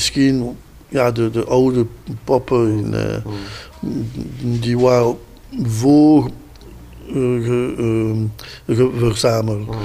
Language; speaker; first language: Dutch; non-native, local second language; French